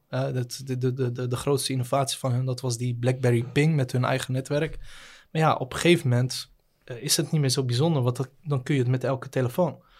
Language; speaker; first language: Dutch; native; Dutch